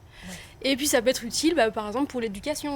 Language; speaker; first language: French; native; French